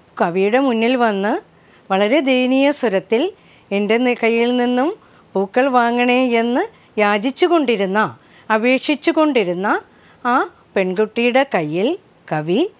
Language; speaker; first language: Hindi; non-native, local second language; Malayalam